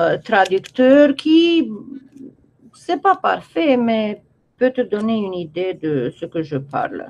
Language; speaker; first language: French; non-native, fluent; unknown